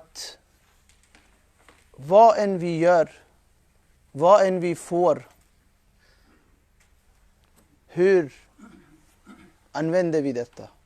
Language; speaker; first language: Swedish; non-native, fluent; Urdu